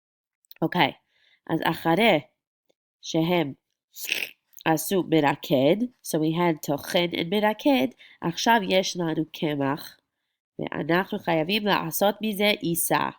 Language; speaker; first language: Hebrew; non-native, fluent; English